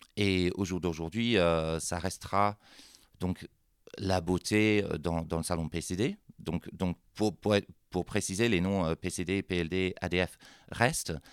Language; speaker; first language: French; non-native, fluent; English